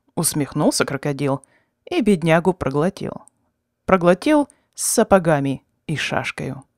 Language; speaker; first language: Russian; native; Russian